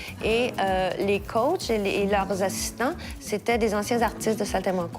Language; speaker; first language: French; native; French